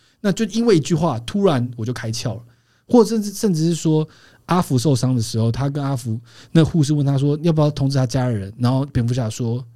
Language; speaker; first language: Chinese; native; Chinese